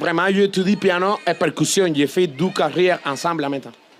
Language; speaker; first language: French; non-native, learner; Spanish